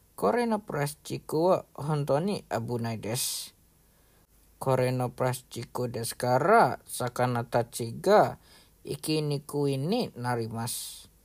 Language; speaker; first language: Japanese; non-native, learner; Indonesian